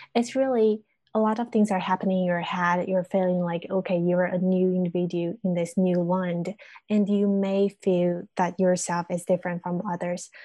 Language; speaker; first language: English; non-native, fluent; Chinese